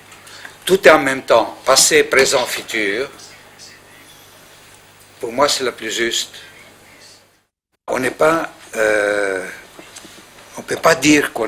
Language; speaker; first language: French; non-native, fluent; Greek